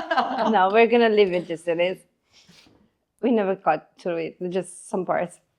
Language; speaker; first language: English; non-native, fluent; Romanian